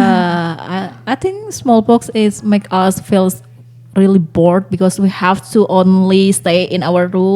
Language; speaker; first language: English; non-native, learner; Indonesian